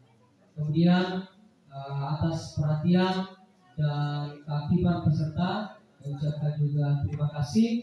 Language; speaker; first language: Indonesian; native; Indonesian